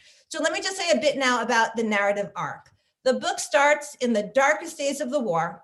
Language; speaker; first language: English; native; English